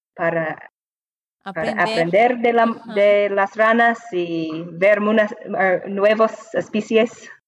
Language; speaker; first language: Spanish; non-native, learner; English